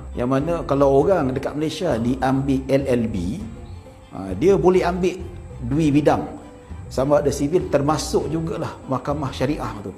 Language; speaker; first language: Malay; native; Malay